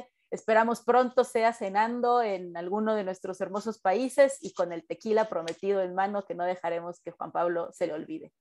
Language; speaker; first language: Spanish; native; Spanish